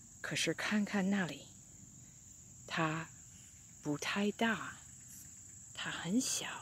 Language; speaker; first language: Chinese; non-native, fluent; English